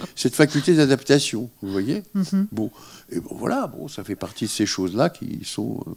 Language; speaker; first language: French; non-native, local second language; Arabic